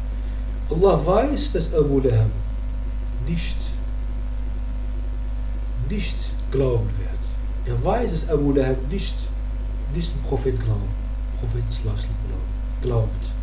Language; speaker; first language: German; non-native, learner; Arabic